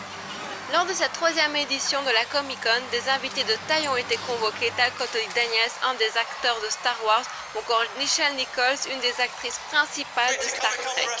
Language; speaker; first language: French; native; French